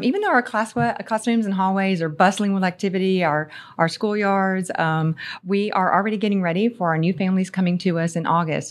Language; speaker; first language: English; native; English